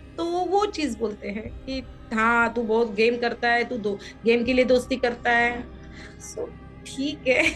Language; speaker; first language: Hindi; non-native, local second language; Marathi